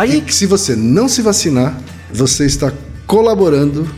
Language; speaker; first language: Portuguese; native; Portuguese